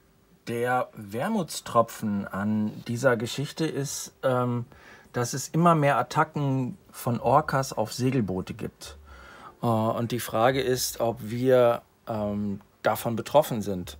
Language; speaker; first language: German; native; German